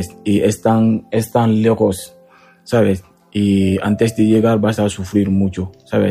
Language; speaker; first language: Spanish; non-native, learner; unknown